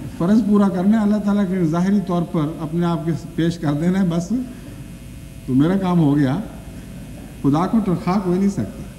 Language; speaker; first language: Urdu; non-native, local second language; Punjabi